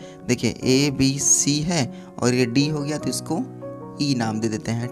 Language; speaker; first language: Hindi; native; Hindi